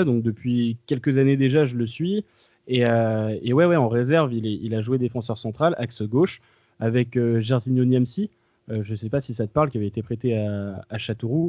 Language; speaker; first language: French; native; French